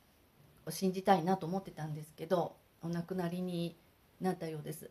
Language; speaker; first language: Japanese; native; Japanese